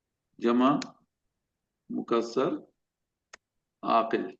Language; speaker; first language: Arabic; non-native, fluent; Urdu